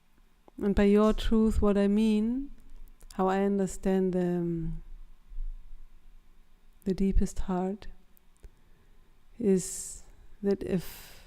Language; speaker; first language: English; non-native, fluent; German